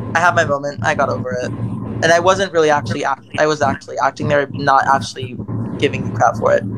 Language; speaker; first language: English; native; English